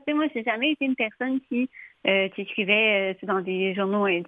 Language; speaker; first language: French; native; French